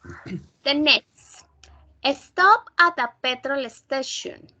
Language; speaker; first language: English; non-native, fluent; Spanish